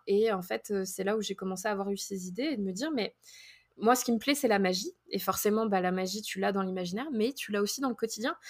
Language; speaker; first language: French; native; French